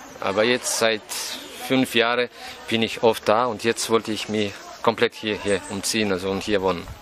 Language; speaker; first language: German; non-native, fluent; Russian